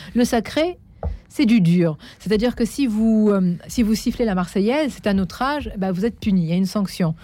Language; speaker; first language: French; non-native, local second language; Arabic